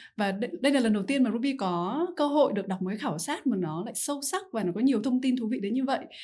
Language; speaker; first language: Vietnamese; native; Vietnamese